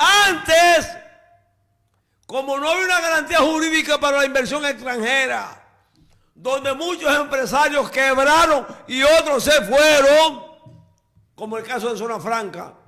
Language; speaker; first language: Spanish; native; Spanish